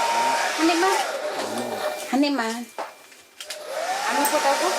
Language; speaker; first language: Korean; non-native, learner; Khmer